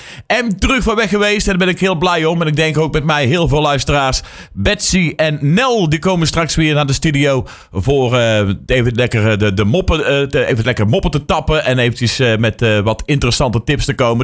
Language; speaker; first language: Dutch; native; Dutch